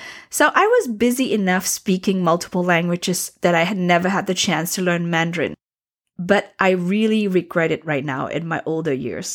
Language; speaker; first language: English; non-native, fluent; Cantonese